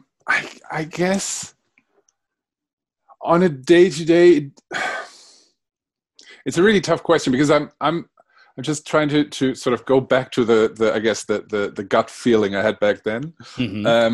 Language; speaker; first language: English; non-native, fluent; Spanish